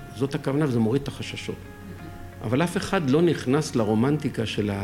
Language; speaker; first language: Hebrew; early bilingual, other home language; French